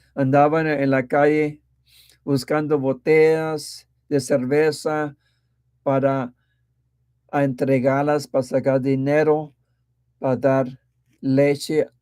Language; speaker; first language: Spanish; early bilingual, heritage; Spanish